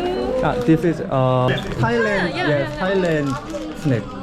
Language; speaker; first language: English; non-native, learner; Korean